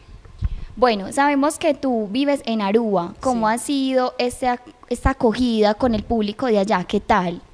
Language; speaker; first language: Spanish; native; Spanish